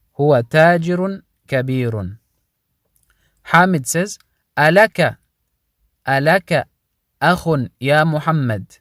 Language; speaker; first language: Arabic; non-native, fluent; English